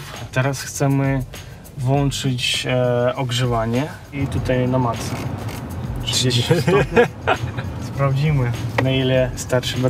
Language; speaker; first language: Polish; non-native, fluent; Ukrainian